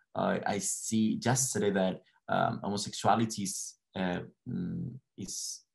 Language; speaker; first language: English; non-native, learner; Spanish